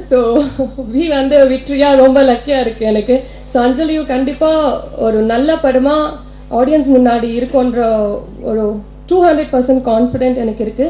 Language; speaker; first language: Tamil; non-native, local second language; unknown